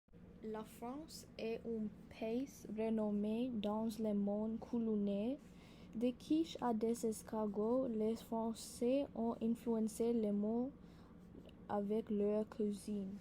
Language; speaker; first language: French; non-native, learner; English